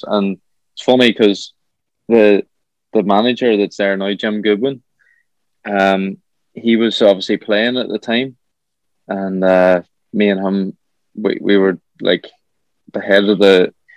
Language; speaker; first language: English; native; English